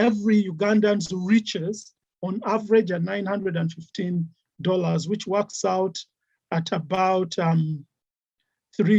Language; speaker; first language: English; non-native, local second language; Ganda